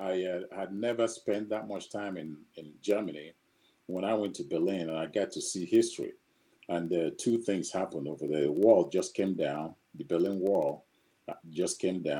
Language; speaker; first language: English; non-native, local second language; Igbo